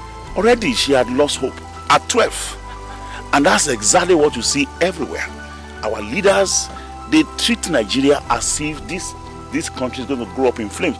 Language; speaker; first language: English; non-native, local second language; Yoruba